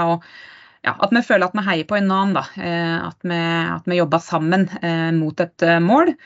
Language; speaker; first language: Norwegian; native; Norwegian